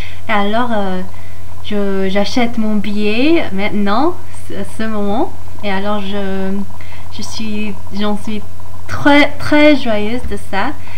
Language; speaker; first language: French; non-native, learner; English